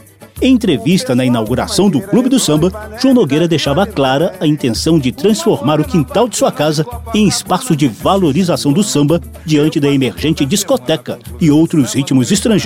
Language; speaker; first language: Portuguese; native; Portuguese